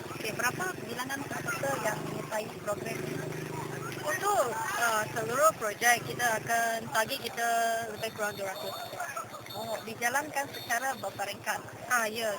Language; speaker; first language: Malay; non-native, local second language; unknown